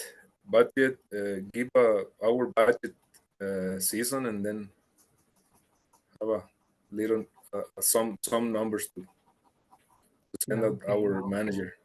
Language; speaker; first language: English; non-native, learner; Spanish